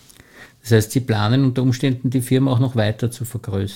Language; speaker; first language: German; native; German